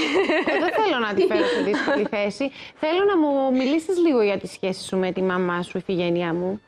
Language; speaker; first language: Greek; native; Greek